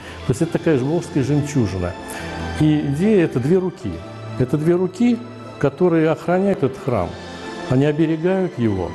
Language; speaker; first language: Russian; native; Russian